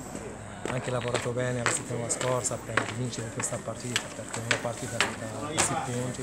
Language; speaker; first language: Italian; non-native, learner; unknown